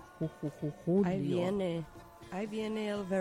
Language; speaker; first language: Spanish; non-native, learner; English